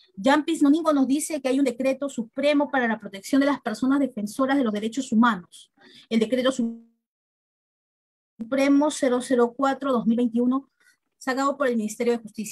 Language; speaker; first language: Spanish; native; Spanish